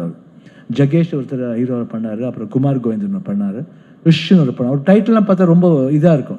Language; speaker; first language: Tamil; non-native, fluent; Kannada